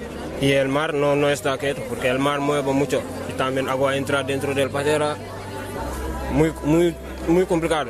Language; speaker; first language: Spanish; non-native, learner; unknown